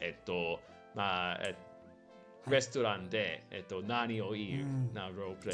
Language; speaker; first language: Japanese; non-native, learner; English